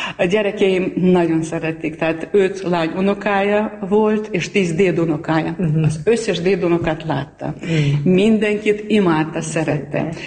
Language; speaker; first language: Hungarian; non-native, fluent; Armenian